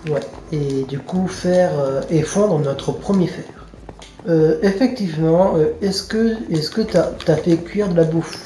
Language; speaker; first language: French; native; French